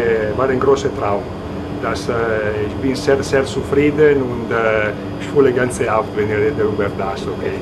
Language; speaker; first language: German; non-native, learner; Italian